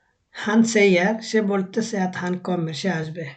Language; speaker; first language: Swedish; non-native, fluent; Bangla